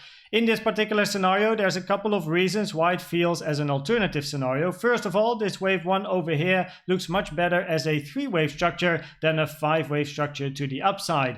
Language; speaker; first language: English; non-native, fluent; Dutch